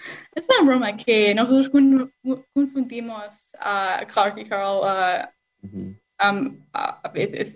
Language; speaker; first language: Spanish; non-native, learner; English